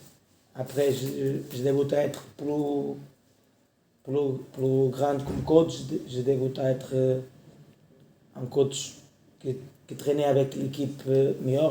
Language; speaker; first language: French; non-native, learner; Portuguese